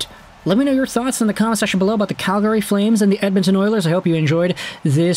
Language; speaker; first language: English; native; English